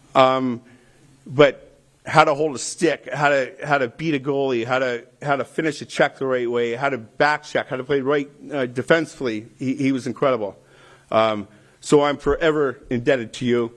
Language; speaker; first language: English; native; English